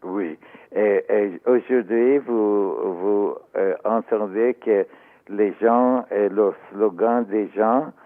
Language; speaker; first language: French; non-native, learner; Persian